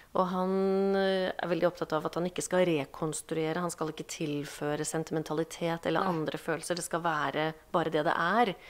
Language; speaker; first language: Norwegian; native; Norwegian